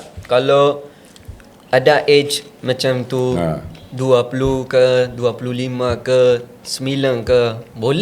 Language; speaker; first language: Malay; non-native, learner; Punjabi